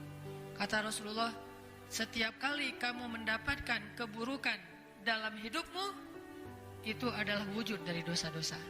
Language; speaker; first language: Indonesian; native; Indonesian